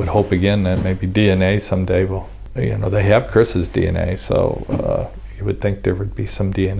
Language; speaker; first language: English; native; English